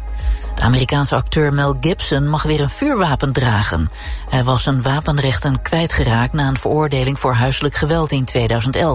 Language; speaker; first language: Dutch; native; Dutch